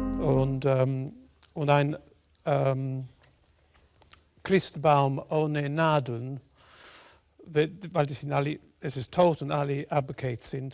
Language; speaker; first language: German; non-native, fluent; English